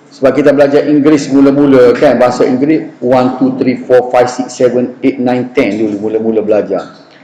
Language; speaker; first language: Malay; native; Malay